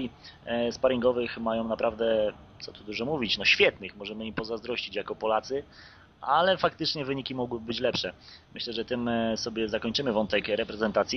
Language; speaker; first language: Polish; native; Polish